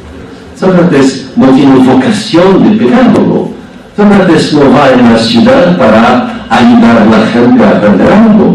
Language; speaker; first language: Spanish; non-native, fluent; French